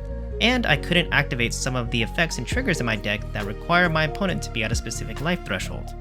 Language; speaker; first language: English; native; English